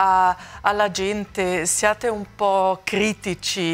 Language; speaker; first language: Italian; native; Italian